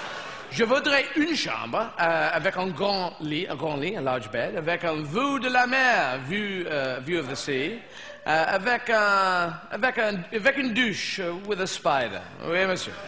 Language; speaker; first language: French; non-native, fluent; English